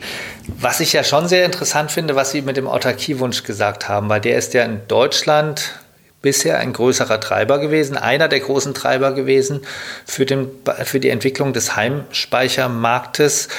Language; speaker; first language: German; native; German